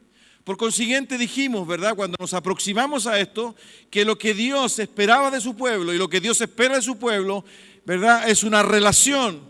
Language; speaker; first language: Spanish; native; Spanish